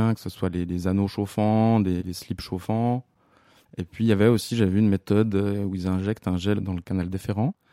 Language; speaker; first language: French; native; French